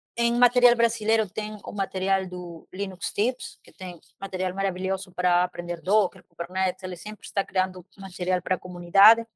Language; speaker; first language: Portuguese; non-native, fluent; Spanish